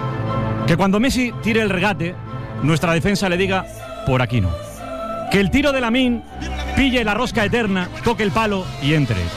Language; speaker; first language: Spanish; native; Spanish